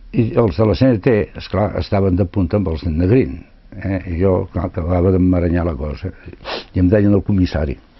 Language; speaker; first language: Catalan; non-native, local second language; Spanish